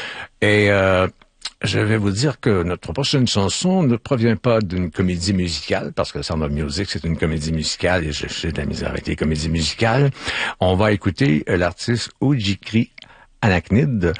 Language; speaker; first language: French; native; French